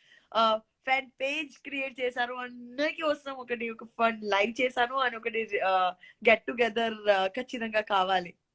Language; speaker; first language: Telugu; non-native, learner; Gujarati